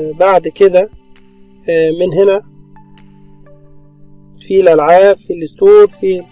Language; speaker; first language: Arabic; native; Arabic